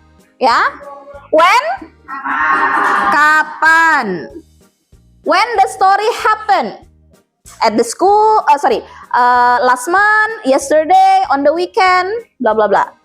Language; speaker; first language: English; non-native, fluent; Indonesian